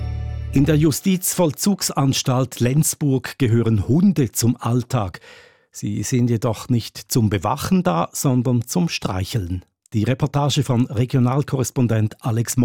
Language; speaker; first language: German; native; German